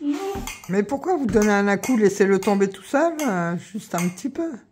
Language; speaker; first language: French; native; French